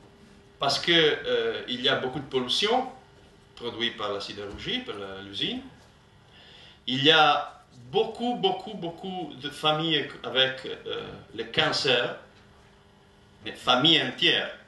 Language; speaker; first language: French; non-native, learner; Italian